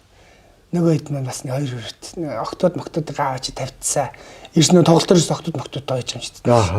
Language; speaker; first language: Mongolian; native; Mongolian